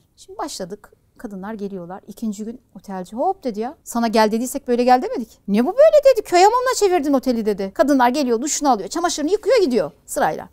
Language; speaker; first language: Turkish; native; Turkish